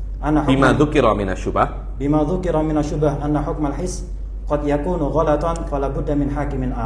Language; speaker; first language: Arabic; non-native, fluent; Indonesian